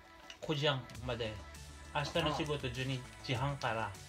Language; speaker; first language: Japanese; non-native, local second language; Filipino